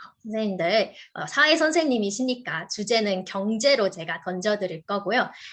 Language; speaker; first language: Korean; native; Korean